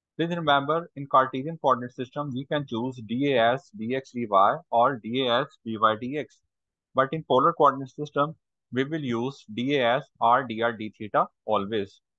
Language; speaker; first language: English; non-native, local second language; Urdu